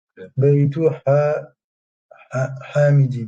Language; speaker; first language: Arabic; non-native, learner; French